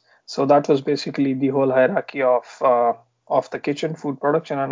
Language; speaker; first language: English; non-native, local second language; Marathi